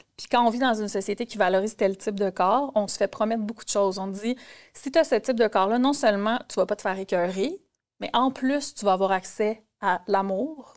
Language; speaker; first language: French; native; French